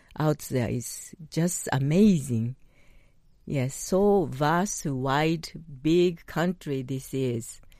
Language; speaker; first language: English; non-native, learner; Japanese